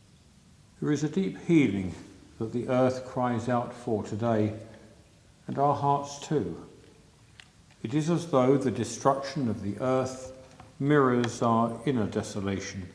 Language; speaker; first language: English; native; English